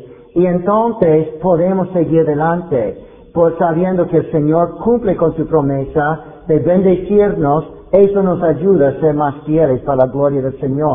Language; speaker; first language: Spanish; non-native, fluent; English